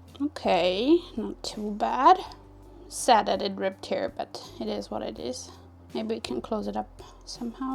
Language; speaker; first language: English; non-native, fluent; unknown